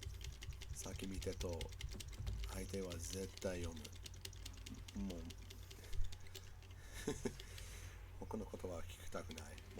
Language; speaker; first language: Japanese; non-native, learner; English